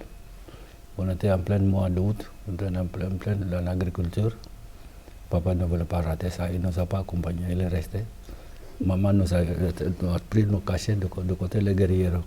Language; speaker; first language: French; non-native, fluent; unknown